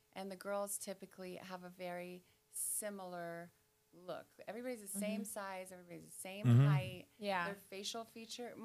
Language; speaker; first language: English; native; English